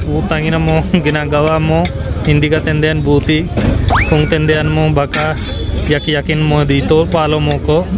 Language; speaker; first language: Filipino; non-native, learner; Punjabi